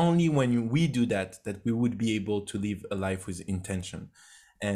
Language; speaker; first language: English; non-native, fluent; French